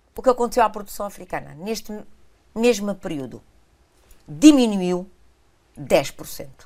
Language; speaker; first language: Portuguese; non-native, local second language; Kabuverdianu